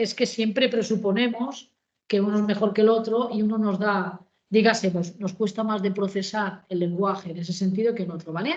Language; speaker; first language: Spanish; native; Spanish